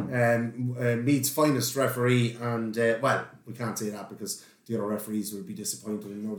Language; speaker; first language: English; native; English